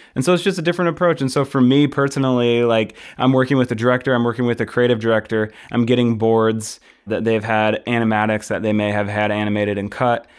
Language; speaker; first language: English; native; English